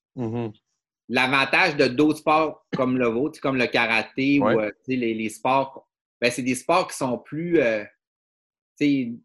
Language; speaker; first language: French; native; French